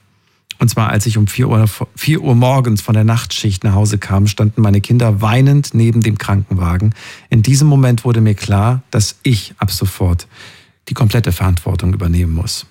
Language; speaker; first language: German; native; German